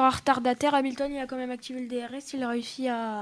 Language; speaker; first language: French; native; French